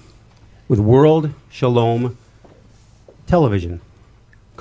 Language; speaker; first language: English; native; English